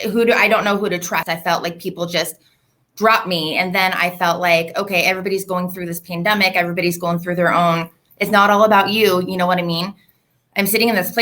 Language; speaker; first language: English; native; English